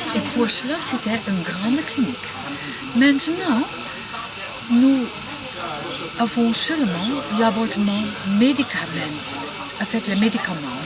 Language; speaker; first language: French; non-native, learner; Dutch